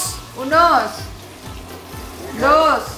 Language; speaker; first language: Spanish; non-native, learner; Indonesian